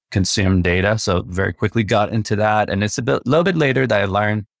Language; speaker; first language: English; non-native, fluent; French